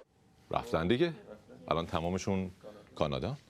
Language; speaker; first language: Persian; native; Persian